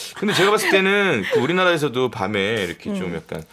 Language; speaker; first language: Korean; native; Korean